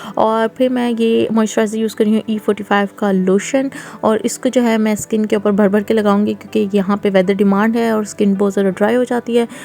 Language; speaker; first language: Urdu; native; Urdu